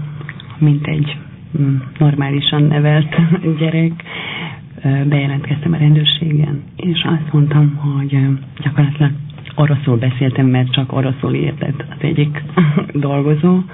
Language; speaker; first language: Hungarian; non-native, fluent; Albanian